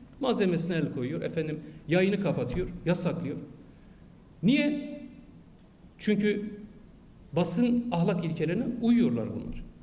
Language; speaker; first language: Turkish; non-native, local second language; Kurdish